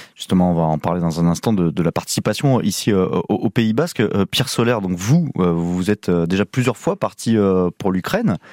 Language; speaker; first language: French; native; French